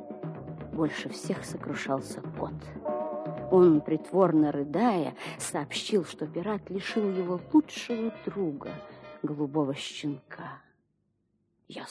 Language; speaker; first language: Russian; native; Russian